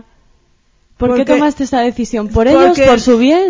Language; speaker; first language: Spanish; native; Spanish